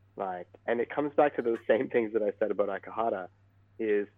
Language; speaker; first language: English; native; English